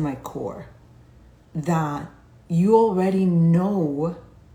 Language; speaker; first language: English; native; English